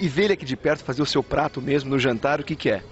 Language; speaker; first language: Portuguese; native; Portuguese